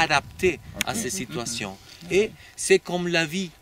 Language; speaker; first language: French; non-native, learner; Spanish